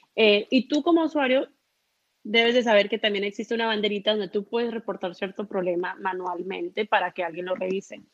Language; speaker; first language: Spanish; early bilingual, heritage; Spanish